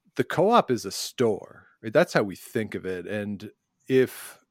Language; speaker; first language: English; native; English